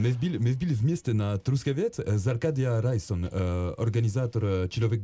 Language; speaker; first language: Russian; non-native, learner; French